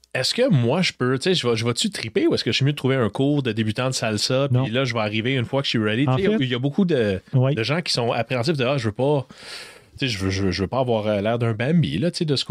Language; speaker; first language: French; native; French